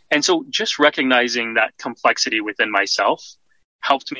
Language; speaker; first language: English; native; English